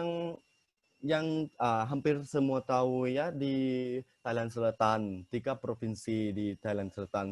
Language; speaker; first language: Indonesian; non-native, fluent; Thai